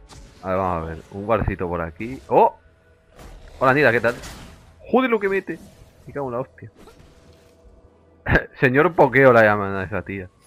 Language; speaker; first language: Spanish; native; Spanish